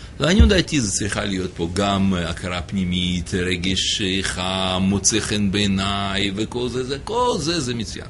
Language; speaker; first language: Hebrew; non-native, fluent; English